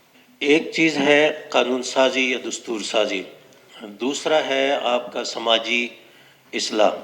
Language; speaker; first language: Urdu; native; Urdu